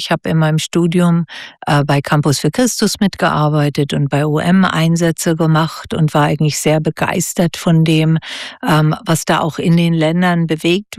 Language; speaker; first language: German; native; German